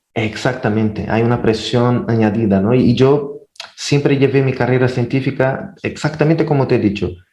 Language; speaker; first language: Spanish; non-native, fluent; Portuguese